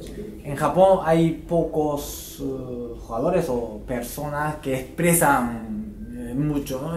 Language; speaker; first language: Spanish; non-native, fluent; Japanese